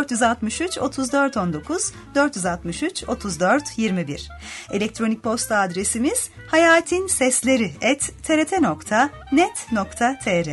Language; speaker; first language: Turkish; native; Turkish